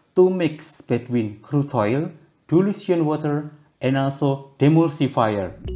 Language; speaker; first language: English; non-native, fluent; Indonesian